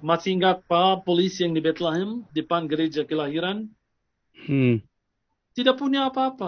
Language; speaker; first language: Indonesian; non-native, fluent; Arabic